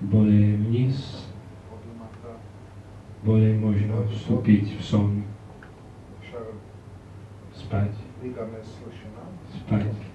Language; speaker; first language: Russian; non-native, learner; Czech